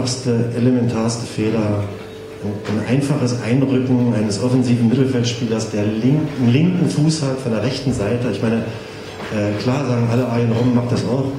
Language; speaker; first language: German; native; German